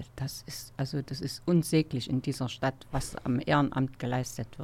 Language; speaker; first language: German; native; German